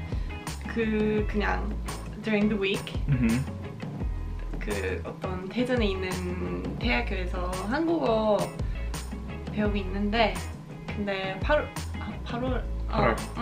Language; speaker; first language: Korean; non-native, fluent; Swedish